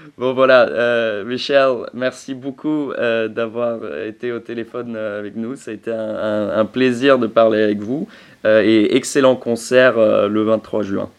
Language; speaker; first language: French; native; French